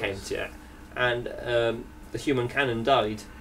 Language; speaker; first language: English; native; English